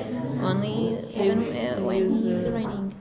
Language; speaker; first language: English; non-native, learner; Portuguese